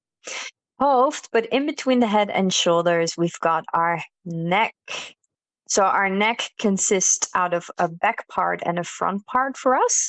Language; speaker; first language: English; non-native, fluent; Dutch